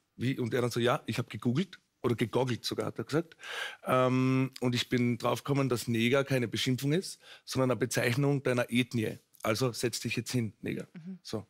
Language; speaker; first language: German; native; German